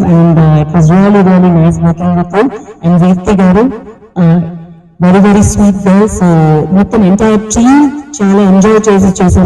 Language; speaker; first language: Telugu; non-native, fluent; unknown